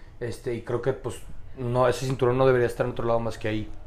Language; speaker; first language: Spanish; native; Spanish